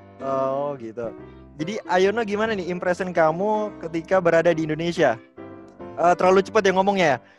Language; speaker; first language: Indonesian; native; Indonesian